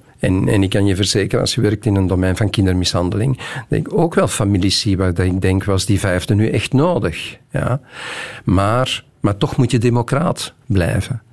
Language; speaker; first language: Dutch; native; Dutch